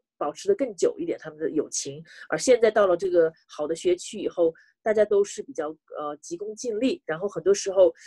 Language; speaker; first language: Chinese; native; Chinese